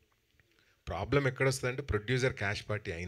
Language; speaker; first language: Telugu; native; Telugu